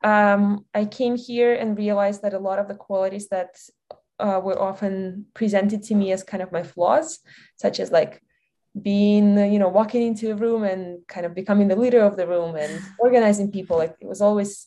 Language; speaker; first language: English; non-native, fluent; Russian